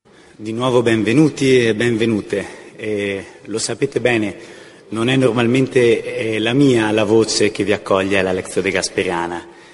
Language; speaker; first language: Italian; native; Italian